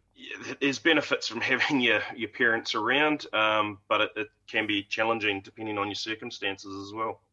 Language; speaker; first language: English; native; English